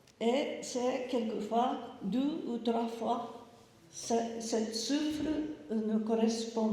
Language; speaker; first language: French; non-native, learner; Japanese